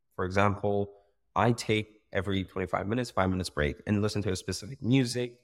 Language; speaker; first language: English; non-native, fluent; Persian